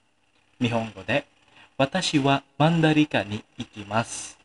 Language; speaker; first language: Japanese; non-native, fluent; Indonesian